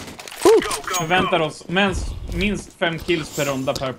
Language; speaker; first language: Swedish; native; Swedish